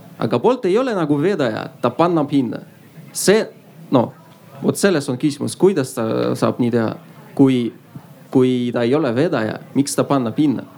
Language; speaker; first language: Estonian; non-native, local second language; Russian